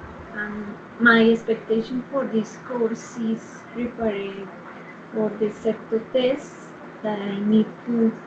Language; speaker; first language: English; non-native, learner; Spanish